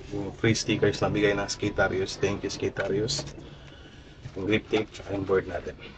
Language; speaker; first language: Filipino; non-native, local second language; Chavacano